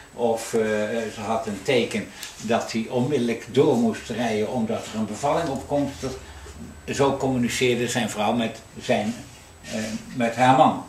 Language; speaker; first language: Dutch; native; Dutch